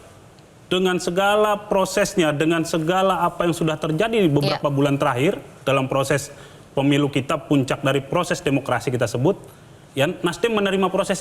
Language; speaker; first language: Indonesian; native; Indonesian